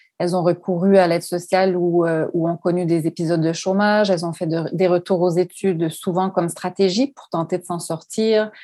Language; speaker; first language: French; native; French